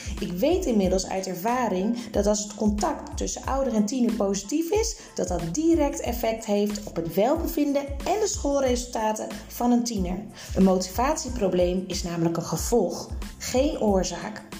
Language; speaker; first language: Dutch; native; Dutch